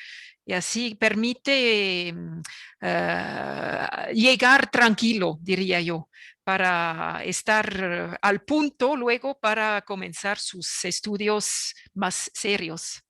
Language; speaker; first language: Spanish; non-native, fluent; French